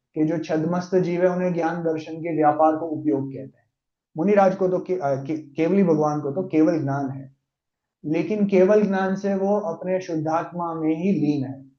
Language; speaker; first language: Hindi; non-native, local second language; Gujarati